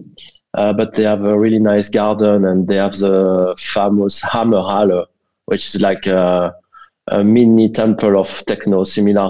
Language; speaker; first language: English; non-native, fluent; French